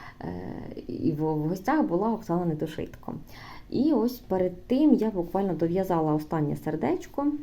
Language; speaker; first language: Ukrainian; non-native, local second language; Russian